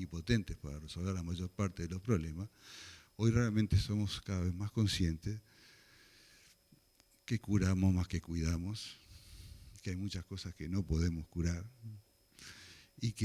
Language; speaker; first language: Spanish; native; Spanish